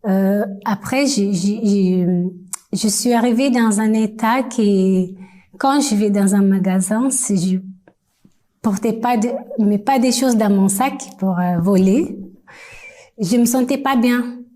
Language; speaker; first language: French; non-native, fluent; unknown